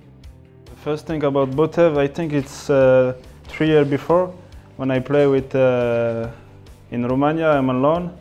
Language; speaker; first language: English; non-native, learner; French